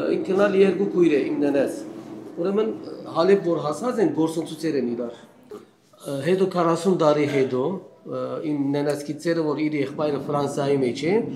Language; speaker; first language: Armenian; early bilingual, heritage; Armenian